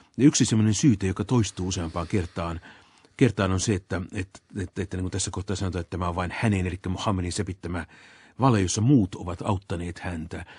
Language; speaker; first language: Finnish; native; Finnish